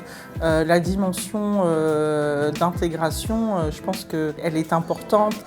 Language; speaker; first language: French; native; French